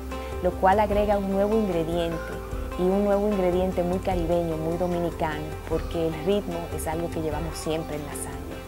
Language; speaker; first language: Spanish; native; Spanish